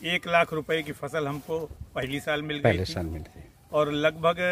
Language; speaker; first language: Hindi; native; Hindi